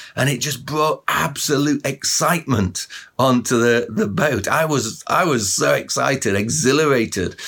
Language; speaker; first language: English; native; English